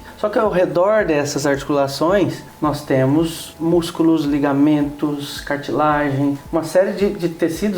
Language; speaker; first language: Portuguese; native; Portuguese